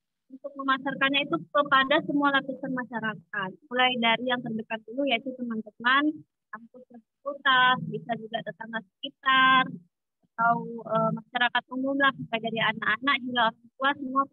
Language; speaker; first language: Indonesian; native; Indonesian